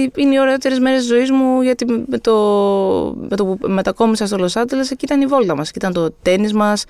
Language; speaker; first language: Greek; native; Greek